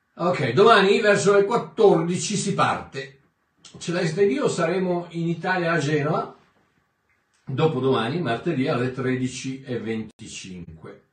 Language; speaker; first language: Italian; native; Italian